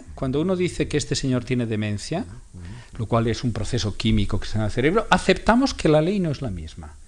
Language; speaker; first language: Spanish; non-native, local second language; Catalan